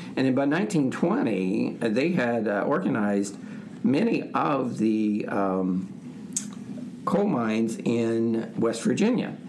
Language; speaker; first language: English; native; English